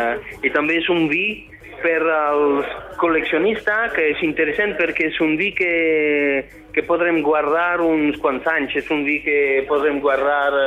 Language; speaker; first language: Catalan; non-native, fluent; French